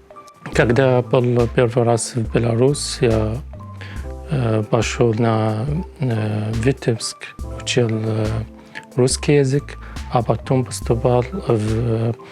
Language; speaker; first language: Russian; non-native, learner; Arabic